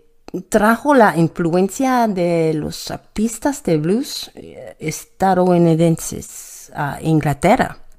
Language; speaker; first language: Spanish; non-native, learner; English